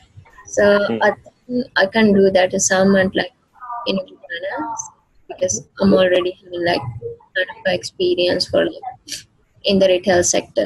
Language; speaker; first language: English; non-native, fluent; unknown